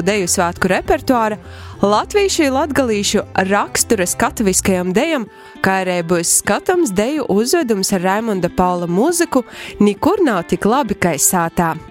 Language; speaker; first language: Latvian; native; Latvian